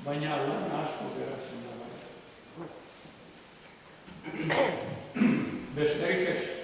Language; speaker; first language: Basque; non-native, learner; Croatian